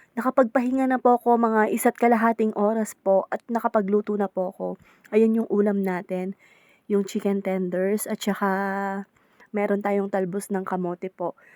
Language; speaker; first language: Filipino; native; Filipino